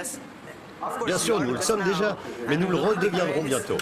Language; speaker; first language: French; non-native, fluent; Persian